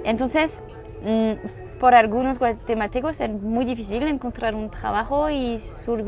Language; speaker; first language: Spanish; non-native, learner; French